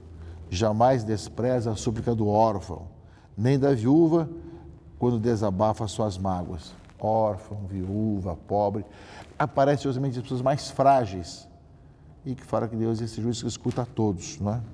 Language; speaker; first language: Portuguese; native; Portuguese